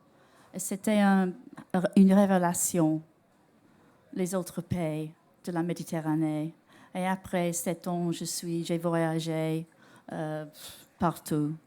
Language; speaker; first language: French; non-native, learner; English